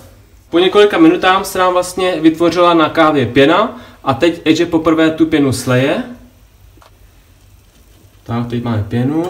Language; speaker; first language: Czech; native; Czech